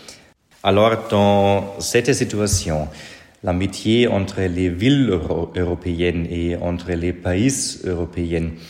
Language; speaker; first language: French; non-native, learner; German